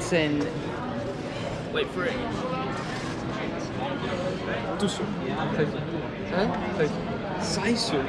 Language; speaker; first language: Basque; non-native, learner; English